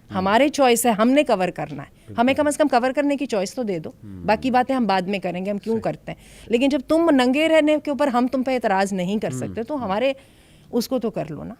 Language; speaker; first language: Urdu; native; Urdu